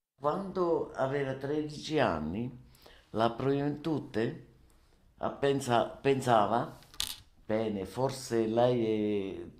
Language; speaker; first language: Italian; non-native, learner; German